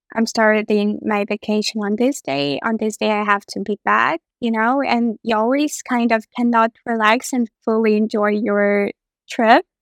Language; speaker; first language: English; non-native, fluent; Russian